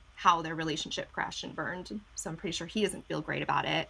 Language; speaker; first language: English; native; English